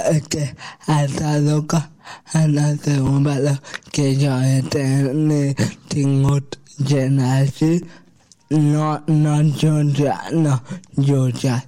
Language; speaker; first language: Catalan; non-native, local second language; Spanish